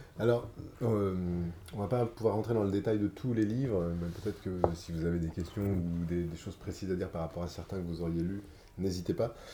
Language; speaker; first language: French; native; French